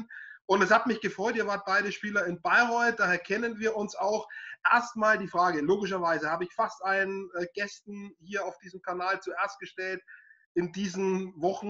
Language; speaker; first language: German; native; German